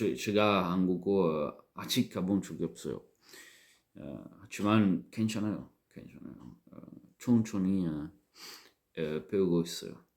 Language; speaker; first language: Korean; non-native, learner; French